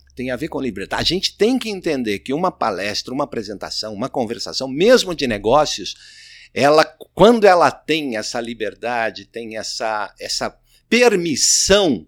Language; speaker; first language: Portuguese; native; Portuguese